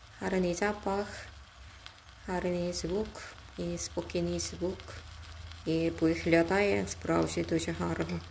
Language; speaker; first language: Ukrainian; non-native, learner; Korean